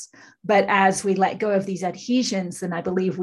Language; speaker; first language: English; native; English